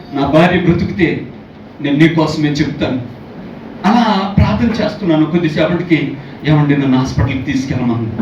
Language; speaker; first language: Telugu; non-native, local second language; Koya